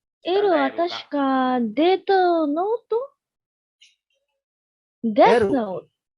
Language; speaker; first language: Japanese; non-native, learner; Indonesian